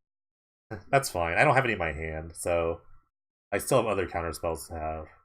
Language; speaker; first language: English; native; English